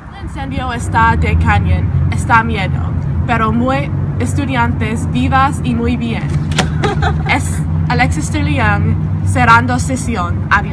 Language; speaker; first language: Spanish; non-native, learner; English